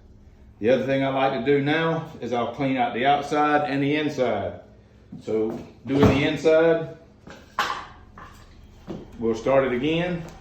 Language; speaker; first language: English; native; English